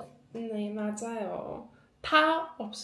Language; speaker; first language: Korean; non-native, learner; German